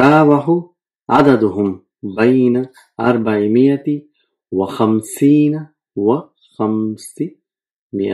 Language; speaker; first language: Arabic; non-native, fluent; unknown